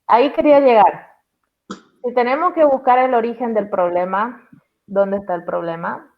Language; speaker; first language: Spanish; native; Spanish